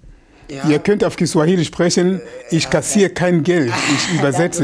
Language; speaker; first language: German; non-native, fluent; Swahili